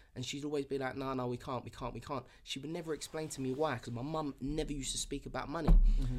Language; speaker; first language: English; early bilingual, other home language; Yoruba